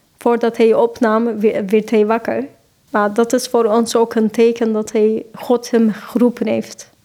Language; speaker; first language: Dutch; non-native, fluent; Turkish